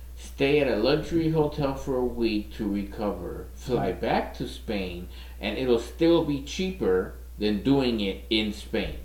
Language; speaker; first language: English; native; English